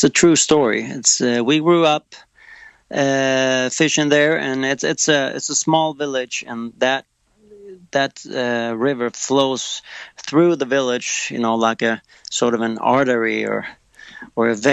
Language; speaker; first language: English; non-native, fluent; Swedish